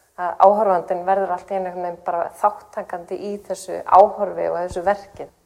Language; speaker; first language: Icelandic; native; Icelandic